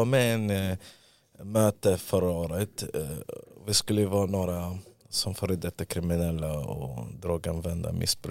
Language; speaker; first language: Swedish; early bilingual, other home language; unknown